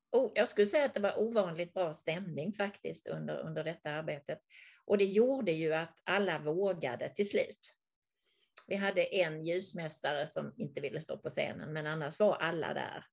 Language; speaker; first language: Swedish; native; Swedish